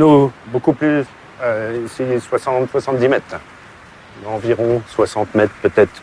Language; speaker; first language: French; native; French